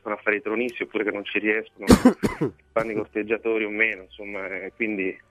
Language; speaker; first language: Italian; native; Italian